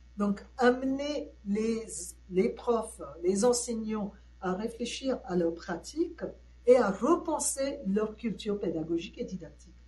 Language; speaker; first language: French; non-native, fluent; Tamil